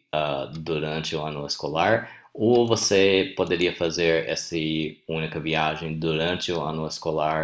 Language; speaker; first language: Portuguese; non-native, fluent; English